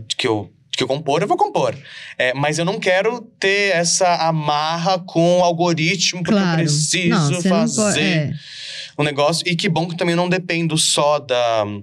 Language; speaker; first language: Portuguese; native; Portuguese